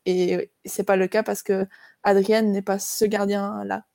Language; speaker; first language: French; native; French